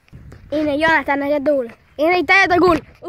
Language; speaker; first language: Hebrew; native; Hebrew